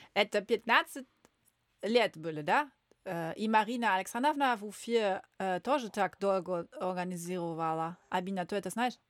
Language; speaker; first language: Russian; non-native, learner; German